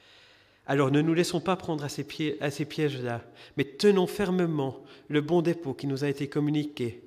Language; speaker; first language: French; native; French